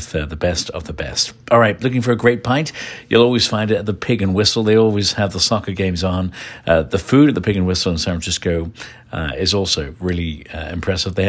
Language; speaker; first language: English; native; English